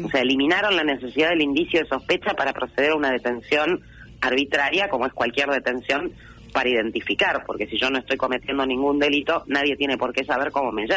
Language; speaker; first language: Spanish; native; Spanish